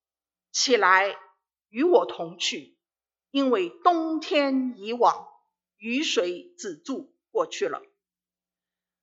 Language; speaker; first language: Chinese; native; Chinese